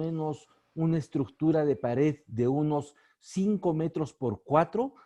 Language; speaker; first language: Spanish; native; Spanish